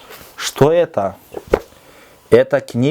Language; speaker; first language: Russian; non-native, fluent; Kyrgyz